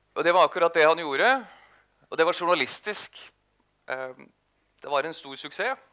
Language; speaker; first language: Norwegian; native; Norwegian